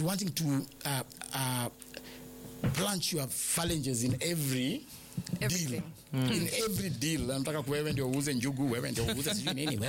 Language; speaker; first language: English; non-native, local second language; Luyia